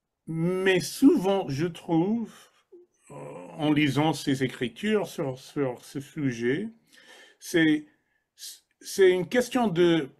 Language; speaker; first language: French; non-native, fluent; English